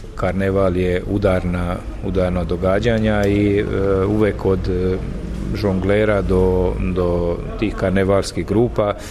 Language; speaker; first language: Serbian; non-native, local second language; Hungarian